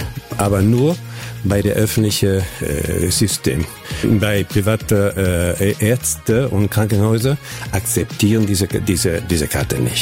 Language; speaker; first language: German; non-native, fluent; Spanish